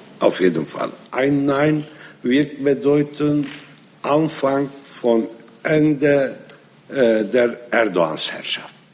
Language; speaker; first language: German; non-native, fluent; Arabic